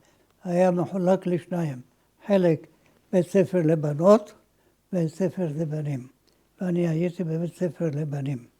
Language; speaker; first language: Hebrew; non-native, fluent; Ladino